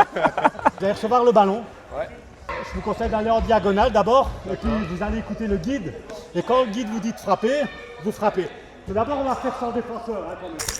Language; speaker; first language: French; native; French